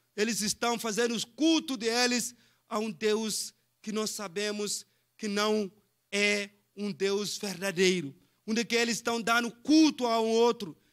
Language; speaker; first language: Portuguese; non-native, fluent; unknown